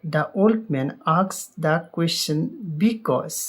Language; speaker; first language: English; non-native, local second language; Assamese